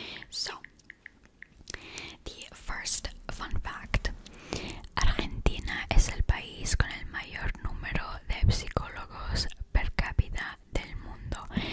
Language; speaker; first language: Spanish; non-native, learner; Italian